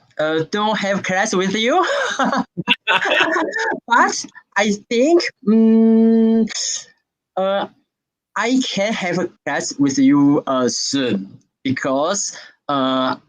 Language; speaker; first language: English; non-native, learner; Chinese